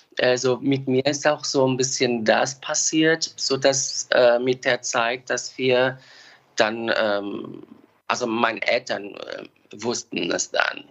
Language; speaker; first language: German; non-native, fluent; Portuguese